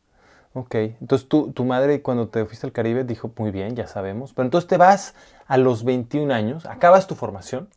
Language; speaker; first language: Spanish; native; Spanish